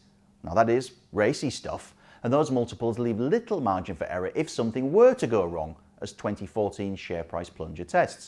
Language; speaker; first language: English; native; English